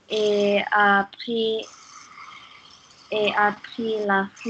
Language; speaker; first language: French; non-native, learner; English